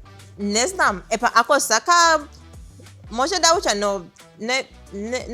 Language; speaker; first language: Macedonian; non-native, learner; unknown